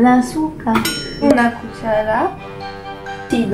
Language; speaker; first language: Spanish; early bilingual, heritage; Spanish